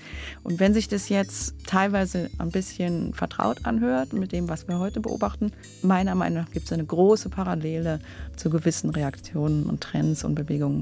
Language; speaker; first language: German; native; German